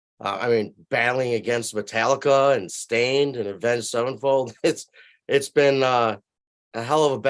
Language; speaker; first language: English; native; English